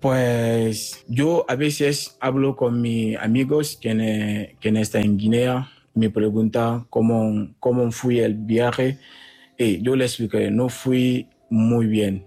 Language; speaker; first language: Spanish; non-native, fluent; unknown